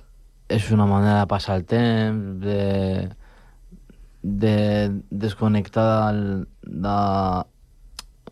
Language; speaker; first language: Catalan; non-native, local second language; Spanish